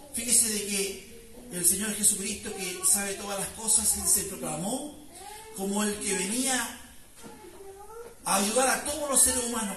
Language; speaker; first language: Spanish; native; Spanish